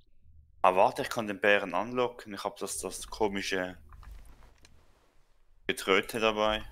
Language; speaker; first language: German; native; German